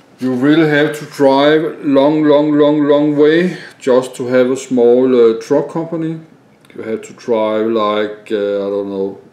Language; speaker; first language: English; non-native, learner; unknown